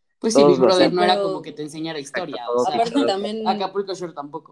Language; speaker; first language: Spanish; native; Spanish